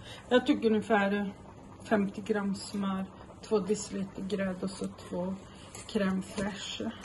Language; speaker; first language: Swedish; non-native, local second language; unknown